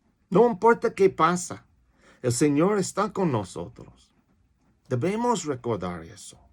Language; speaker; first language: Spanish; non-native, fluent; English